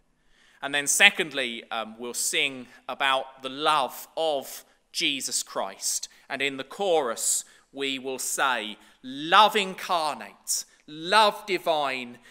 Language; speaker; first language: English; native; English